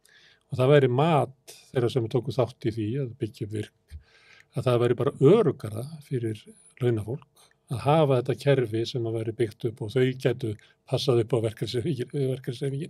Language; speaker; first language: Icelandic; native; Icelandic